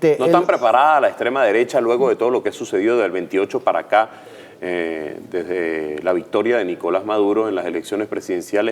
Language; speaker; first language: Spanish; native; Spanish